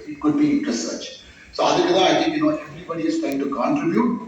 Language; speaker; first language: English; non-native, local second language; Tamil